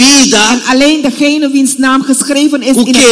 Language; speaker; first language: Dutch; non-native, fluent; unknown